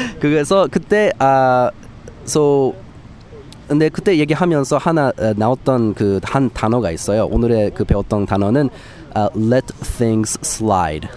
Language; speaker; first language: Korean; non-native, fluent; English